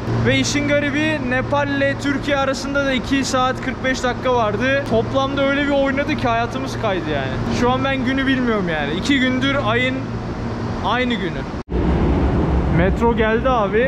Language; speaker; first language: Turkish; native; Turkish